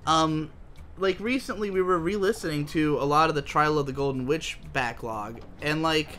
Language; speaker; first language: English; native; English